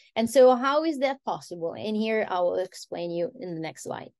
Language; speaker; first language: English; non-native, fluent; Italian